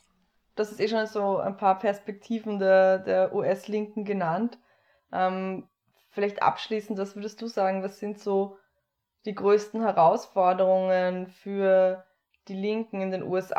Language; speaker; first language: German; native; German